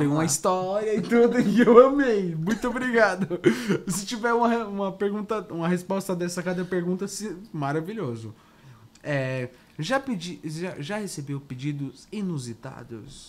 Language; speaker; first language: Portuguese; native; Portuguese